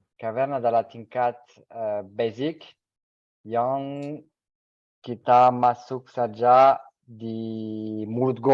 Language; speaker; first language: Indonesian; non-native, fluent; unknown